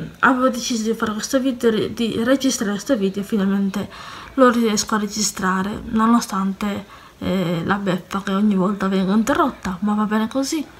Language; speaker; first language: Italian; native; Italian